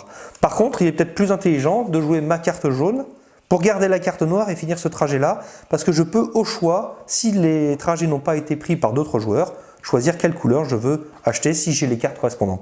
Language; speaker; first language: French; native; French